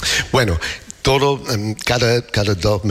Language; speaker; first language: Spanish; non-native, learner; English